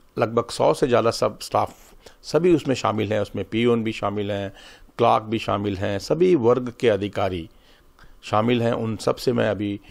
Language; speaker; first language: Hindi; native; Hindi